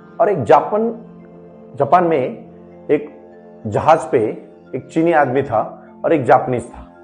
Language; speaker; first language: Hindi; non-native, local second language; Marathi